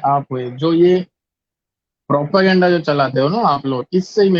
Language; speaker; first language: Hindi; native; Hindi